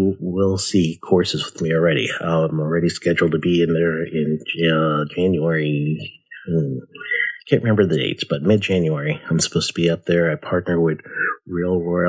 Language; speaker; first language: English; native; English